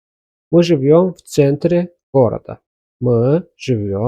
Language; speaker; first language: Russian; non-native, fluent; Azerbaijani